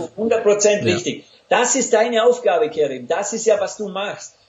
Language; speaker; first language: German; native; German